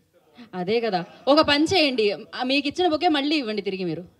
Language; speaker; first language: Telugu; native; Telugu